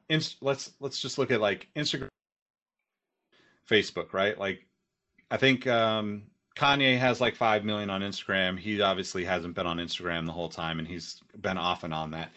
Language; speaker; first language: English; native; English